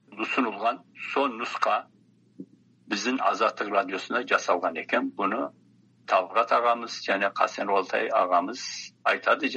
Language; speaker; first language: Kazakh; early bilingual, heritage; Kazakh